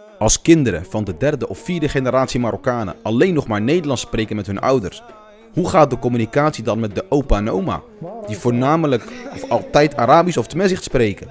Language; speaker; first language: Dutch; early bilingual, other home language; Arabic